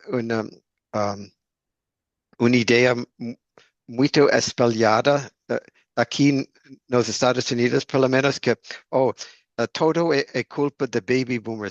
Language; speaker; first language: Portuguese; non-native, learner; English